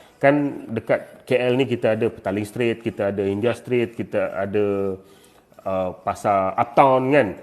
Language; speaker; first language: Malay; native; Malay